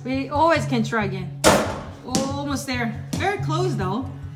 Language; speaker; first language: English; non-native, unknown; Korean